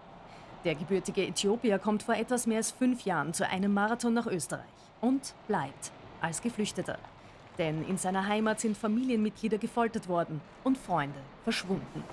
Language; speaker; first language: German; native; German